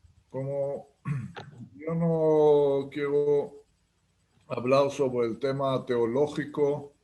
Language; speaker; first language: Spanish; non-native, fluent; Hebrew